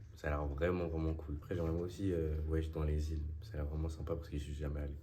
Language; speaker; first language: French; native; French